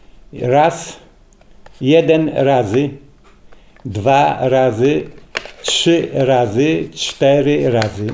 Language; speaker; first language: Polish; native; Polish